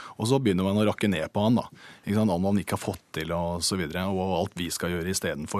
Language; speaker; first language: Norwegian; native; Norwegian